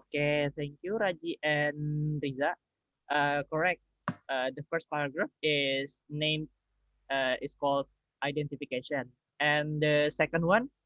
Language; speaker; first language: English; non-native, learner; Indonesian